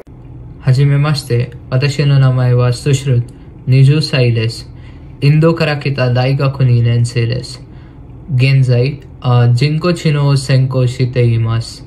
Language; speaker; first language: Japanese; non-native, learner; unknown